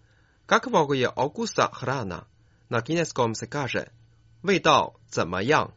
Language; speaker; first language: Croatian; non-native, fluent; Chinese